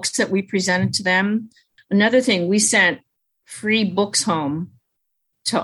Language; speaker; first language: English; early bilingual, other home language; Chinese